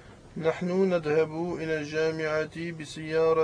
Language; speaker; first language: Arabic; non-native, learner; French